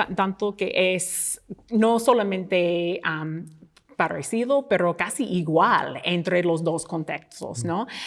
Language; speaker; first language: Spanish; non-native, fluent; English